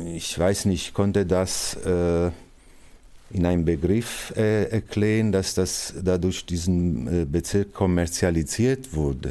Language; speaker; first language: German; non-native, fluent; Italian